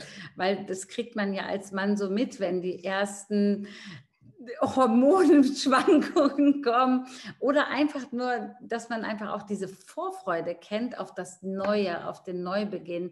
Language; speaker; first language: German; native; German